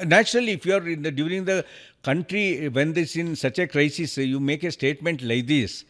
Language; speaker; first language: English; non-native, local second language; Kannada